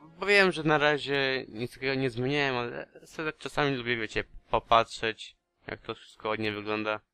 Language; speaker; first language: Polish; early bilingual, heritage; Polish